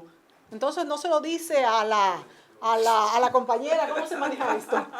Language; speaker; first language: Spanish; native; Spanish